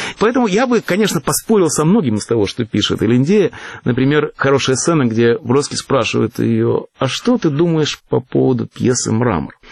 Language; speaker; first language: Russian; native; Russian